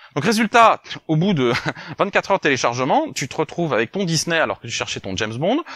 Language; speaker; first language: French; native; French